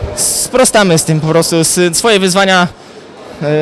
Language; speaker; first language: Polish; native; Polish